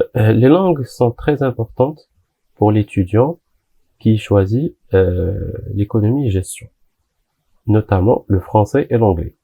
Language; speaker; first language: French; non-native, local second language; Arabic